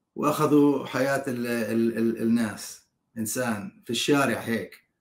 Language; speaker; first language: Arabic; non-native, learner; Hebrew